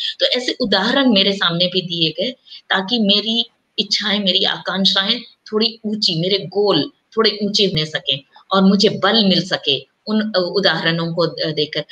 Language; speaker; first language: Hindi; non-native, local second language; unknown